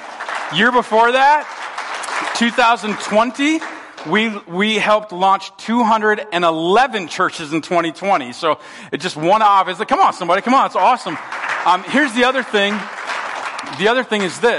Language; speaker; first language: English; native; English